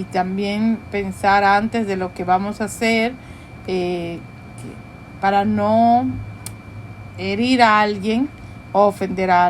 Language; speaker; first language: Spanish; early bilingual, heritage; Spanish